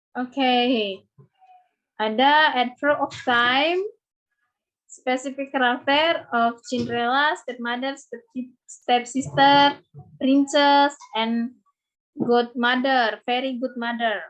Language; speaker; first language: English; non-native, learner; Indonesian